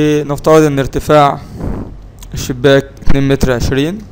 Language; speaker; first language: Arabic; native; Arabic